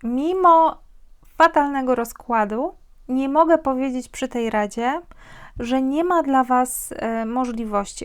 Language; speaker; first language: Polish; native; Polish